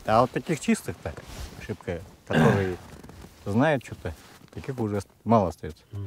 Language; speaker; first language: Russian; native; Russian